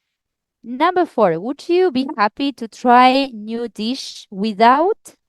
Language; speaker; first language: English; non-native, fluent; Spanish